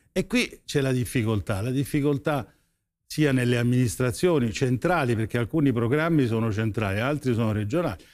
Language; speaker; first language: Italian; native; Italian